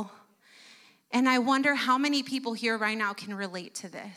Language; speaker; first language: English; early bilingual, other home language; Spanish